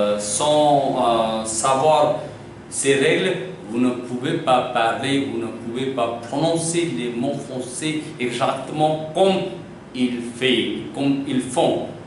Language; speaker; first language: French; non-native, fluent; Hindi